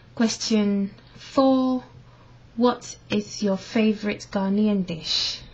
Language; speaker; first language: English; non-native, local second language; Akan